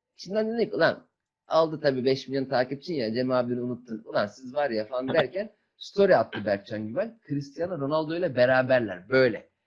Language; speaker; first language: Turkish; native; Turkish